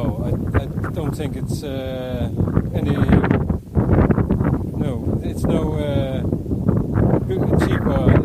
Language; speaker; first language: English; non-native, learner; Danish